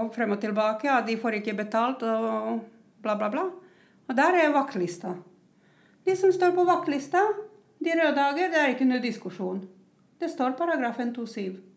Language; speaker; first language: Norwegian; non-native, fluent; Croatian